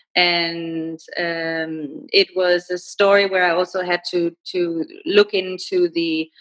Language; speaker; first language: English; non-native, fluent; Danish